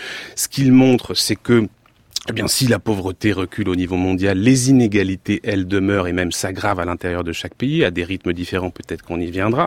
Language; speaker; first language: French; native; French